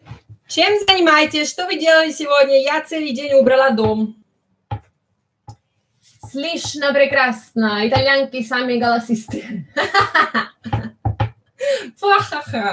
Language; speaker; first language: Russian; early bilingual, heritage; Italian